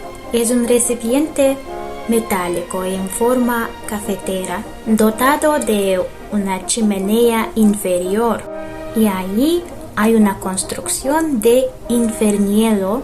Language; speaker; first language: Spanish; non-native, fluent; Russian